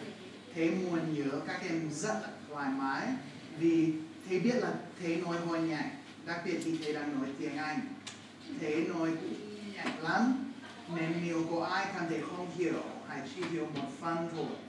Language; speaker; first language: Vietnamese; non-native, fluent; English